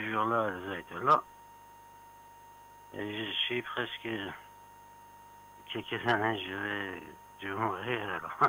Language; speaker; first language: French; non-native, fluent; Persian